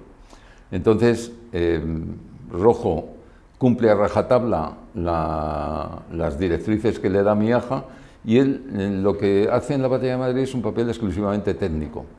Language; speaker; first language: Spanish; native; Spanish